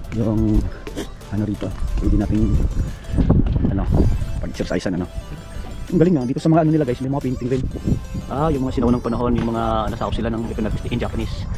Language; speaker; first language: Filipino; native; Filipino